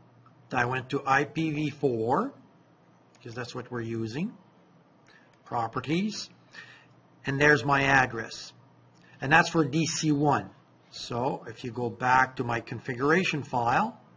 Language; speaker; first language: English; non-native, fluent; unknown